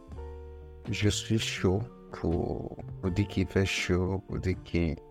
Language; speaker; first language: French; non-native, fluent; Yoruba